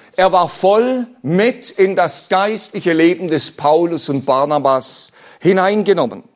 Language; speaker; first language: German; native; German